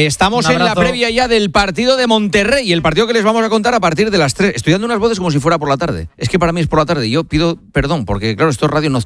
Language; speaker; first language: Spanish; native; Spanish